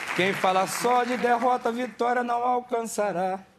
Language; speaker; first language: Portuguese; native; Portuguese